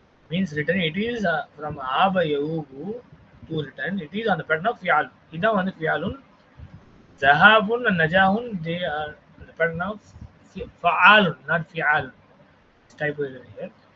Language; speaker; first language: English; non-native, local second language; Tamil